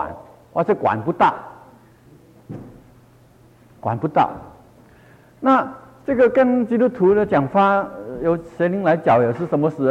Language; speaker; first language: Chinese; non-native, local second language; Cantonese